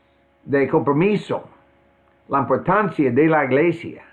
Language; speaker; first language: Spanish; non-native, fluent; English